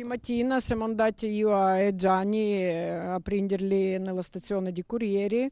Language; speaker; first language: Italian; non-native, learner; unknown